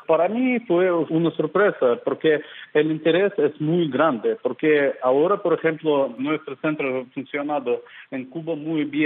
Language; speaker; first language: Spanish; non-native, fluent; Russian